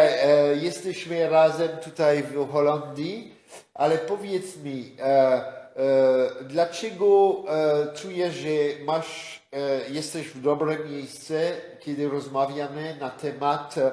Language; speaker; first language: Polish; non-native, learner; French